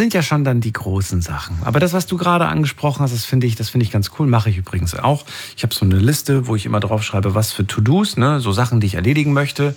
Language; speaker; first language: German; native; German